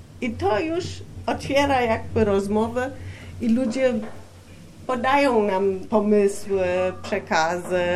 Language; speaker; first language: Polish; non-native, fluent; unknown